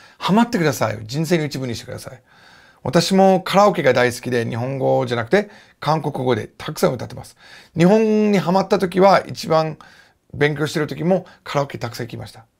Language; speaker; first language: Japanese; non-native, fluent; English